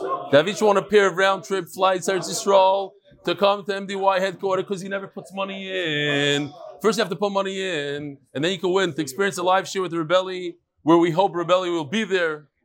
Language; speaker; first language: English; native; English